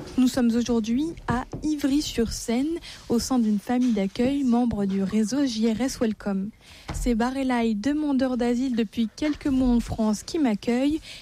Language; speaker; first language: French; native; French